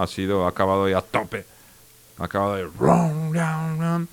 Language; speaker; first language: English; non-native, learner; Spanish